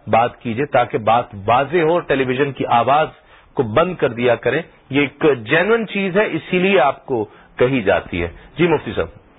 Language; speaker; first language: Urdu; native; Urdu